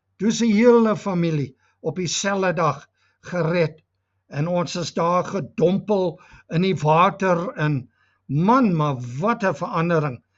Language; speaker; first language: Afrikaans; non-native, local second language; English